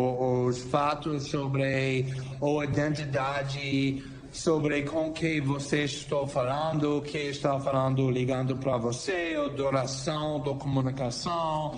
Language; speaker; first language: Portuguese; non-native, fluent; English